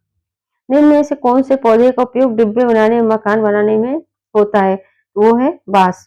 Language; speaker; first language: Hindi; native; Hindi